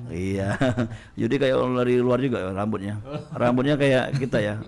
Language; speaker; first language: Indonesian; native; Indonesian